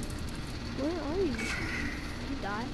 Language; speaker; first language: English; native; English